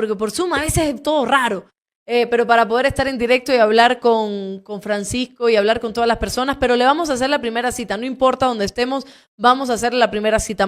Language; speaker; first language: Spanish; native; Spanish